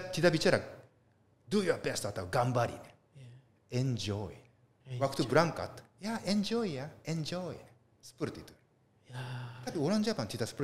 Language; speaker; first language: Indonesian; non-native, learner; Japanese